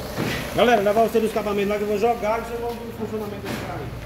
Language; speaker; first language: Portuguese; native; Portuguese